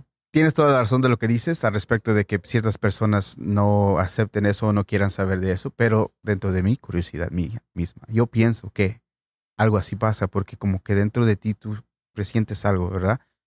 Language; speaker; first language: Spanish; native; Spanish